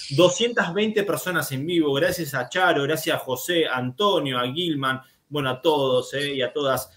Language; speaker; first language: Spanish; native; Spanish